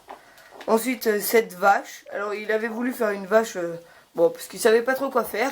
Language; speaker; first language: French; native; French